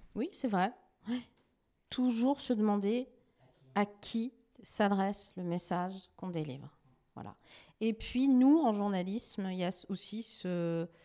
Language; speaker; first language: French; native; French